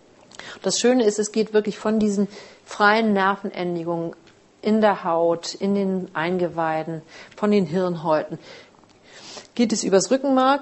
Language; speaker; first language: German; native; German